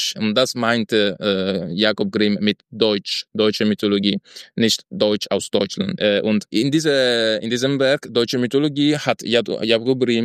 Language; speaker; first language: German; non-native, fluent; Italian